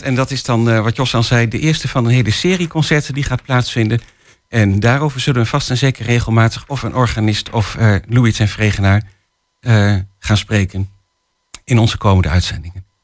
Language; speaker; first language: Dutch; native; Dutch